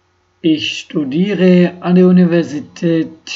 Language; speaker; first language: German; non-native, learner; Ukrainian